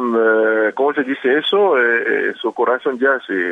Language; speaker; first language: Spanish; non-native, learner; Haitian Creole